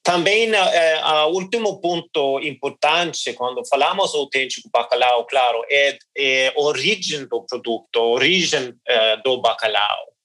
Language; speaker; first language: Portuguese; non-native, learner; Norwegian